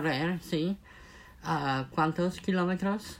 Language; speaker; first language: Spanish; non-native, fluent; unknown